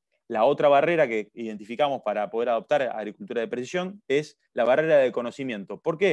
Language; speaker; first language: Spanish; native; Spanish